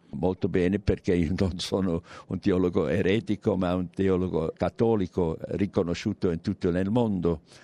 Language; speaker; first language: Italian; non-native, fluent; German